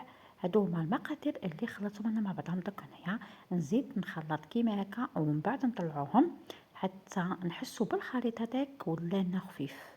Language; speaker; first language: Arabic; native; Arabic